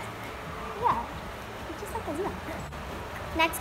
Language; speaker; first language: English; early bilingual, other home language; Indonesian